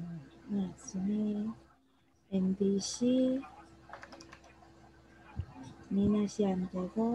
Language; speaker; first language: Korean; non-native, learner; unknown